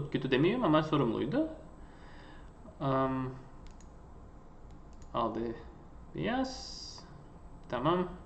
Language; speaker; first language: Turkish; non-native, fluent; Russian